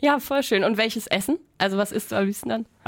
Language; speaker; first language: German; native; German